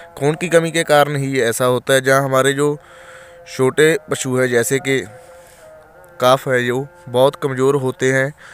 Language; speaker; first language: Hindi; native; Hindi